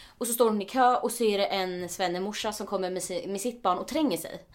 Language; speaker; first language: Swedish; early bilingual, other home language; Spanish